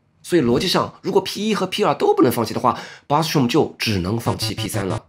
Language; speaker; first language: Chinese; native; Chinese